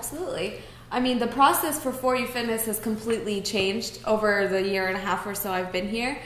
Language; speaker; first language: English; native; English